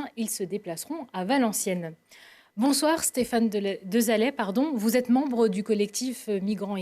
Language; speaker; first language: French; native; French